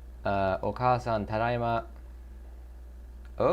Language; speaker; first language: Japanese; non-native, learner; English